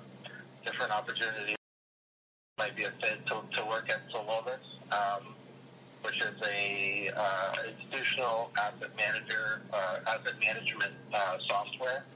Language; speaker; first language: English; early bilingual, other home language; Russian